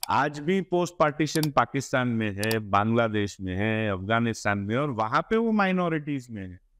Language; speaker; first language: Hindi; non-native, local second language; Gujarati